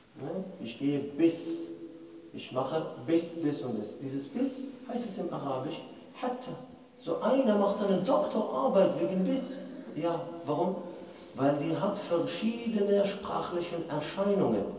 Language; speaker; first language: German; non-native, fluent; Arabic